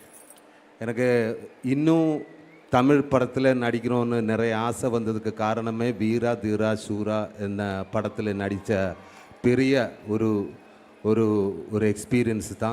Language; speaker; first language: Tamil; non-native, learner; Malayalam